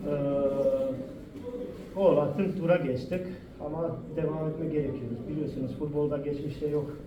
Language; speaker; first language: Turkish; non-native, fluent; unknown